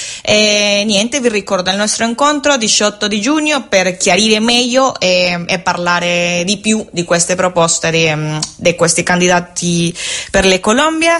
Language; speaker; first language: Italian; non-native, fluent; Spanish